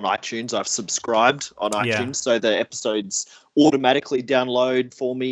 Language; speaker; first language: English; native; English